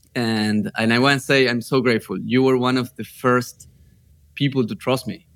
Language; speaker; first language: English; non-native, fluent; Spanish